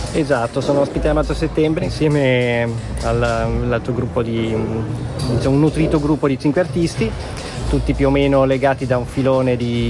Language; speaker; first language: Italian; native; Italian